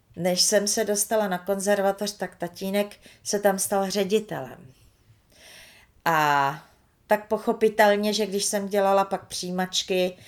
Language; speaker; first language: Czech; early bilingual, other home language; Romanian